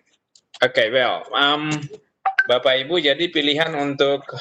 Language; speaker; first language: Indonesian; native; Indonesian